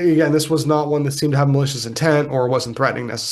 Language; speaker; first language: English; native; English